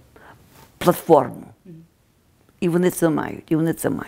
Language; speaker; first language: Ukrainian; early bilingual, heritage; Ukrainian